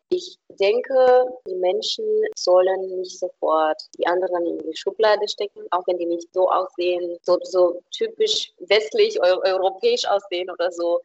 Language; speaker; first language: German; non-native, fluent; Romanian